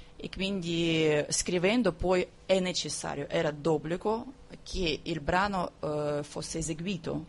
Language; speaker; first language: Italian; non-native, fluent; Russian